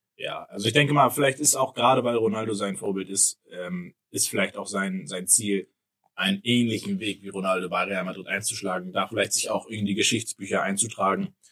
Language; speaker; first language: German; native; German